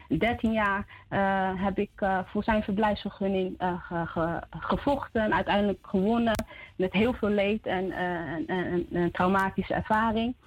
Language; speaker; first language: Dutch; early bilingual, other home language; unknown